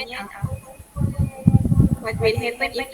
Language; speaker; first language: English; non-native, local second language; Malay